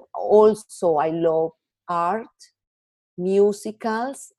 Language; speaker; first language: English; non-native, learner; Spanish